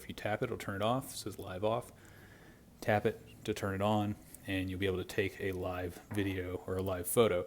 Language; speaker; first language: English; native; English